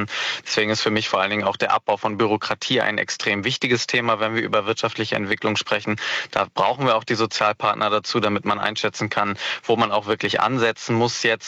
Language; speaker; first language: German; native; German